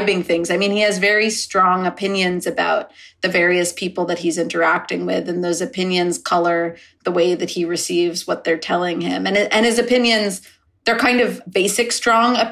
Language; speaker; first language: English; native; English